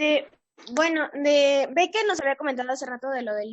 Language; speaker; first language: Spanish; native; Spanish